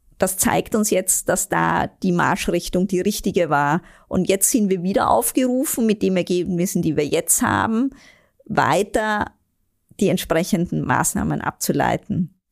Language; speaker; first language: German; native; German